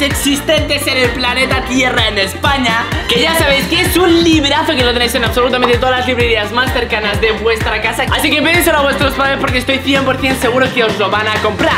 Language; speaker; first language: Spanish; native; Spanish